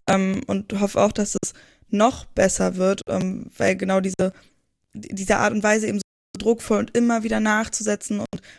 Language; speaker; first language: German; native; German